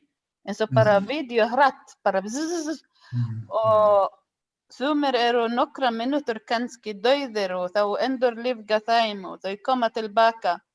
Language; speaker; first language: Icelandic; non-native, learner; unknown